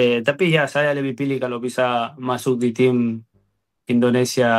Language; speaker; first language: Indonesian; non-native, fluent; Spanish